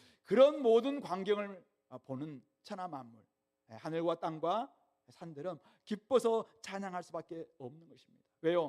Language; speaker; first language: Korean; native; Korean